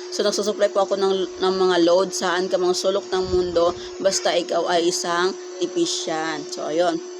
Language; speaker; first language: Filipino; non-native, local second language; Cebuano